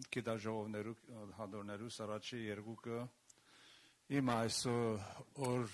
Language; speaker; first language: Armenian; early bilingual, heritage; Armenian